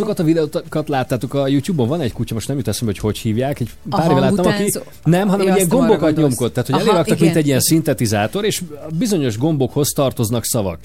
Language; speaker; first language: Hungarian; native; Hungarian